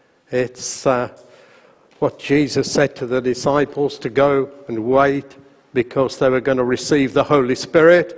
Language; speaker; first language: English; native; English